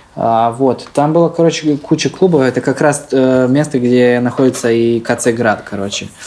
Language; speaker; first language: Russian; early bilingual, heritage; Serbian